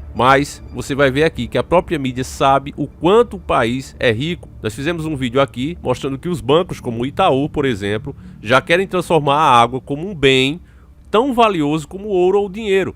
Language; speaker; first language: Portuguese; native; Portuguese